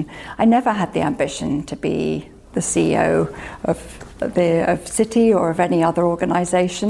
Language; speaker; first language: English; native; English